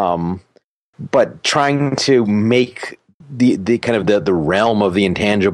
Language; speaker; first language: English; native; English